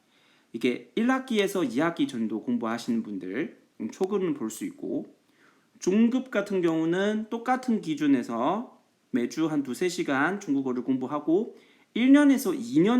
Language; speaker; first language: Korean; non-native, fluent; Chinese